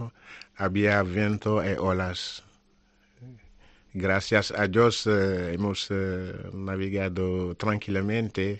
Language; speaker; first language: Spanish; non-native, learner; Wolof